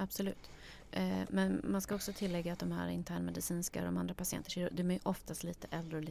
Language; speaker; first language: Swedish; native; Swedish